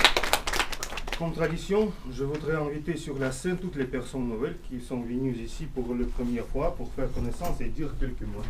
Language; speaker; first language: French; non-native, learner; Russian